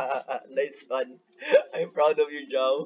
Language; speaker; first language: English; non-native, local second language; Filipino